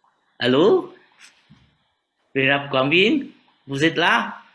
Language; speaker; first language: French; non-native, fluent; Vietnamese